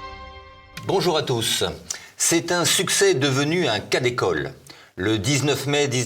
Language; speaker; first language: French; native; French